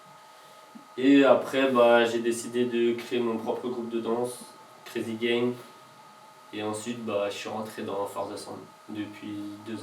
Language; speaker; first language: French; native; French